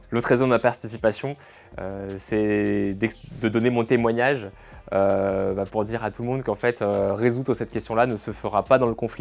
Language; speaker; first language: French; native; French